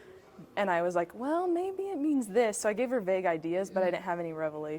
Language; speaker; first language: English; native; English